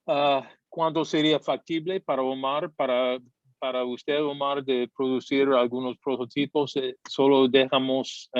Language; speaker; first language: Spanish; non-native, fluent; English